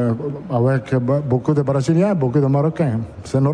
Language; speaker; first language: French; non-native, fluent; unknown